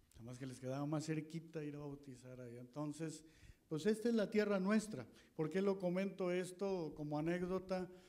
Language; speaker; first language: Spanish; native; Spanish